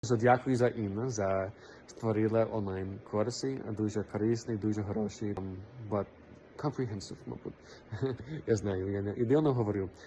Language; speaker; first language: Ukrainian; non-native, learner; English